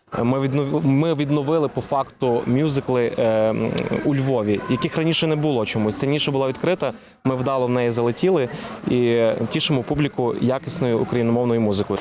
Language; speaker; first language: Ukrainian; native; Ukrainian